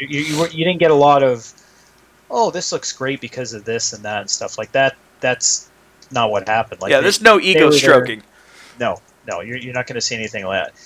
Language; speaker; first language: English; native; English